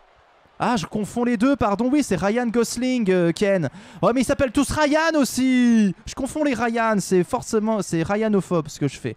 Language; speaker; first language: French; native; French